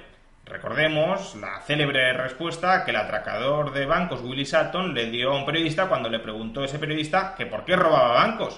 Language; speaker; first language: Spanish; native; Spanish